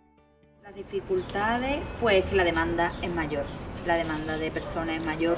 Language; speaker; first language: Spanish; native; Spanish